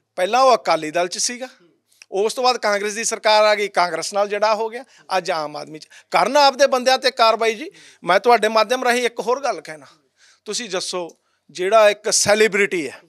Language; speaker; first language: Punjabi; native; Punjabi